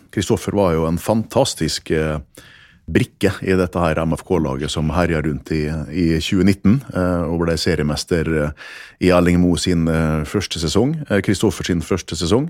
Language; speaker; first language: Norwegian; native; Norwegian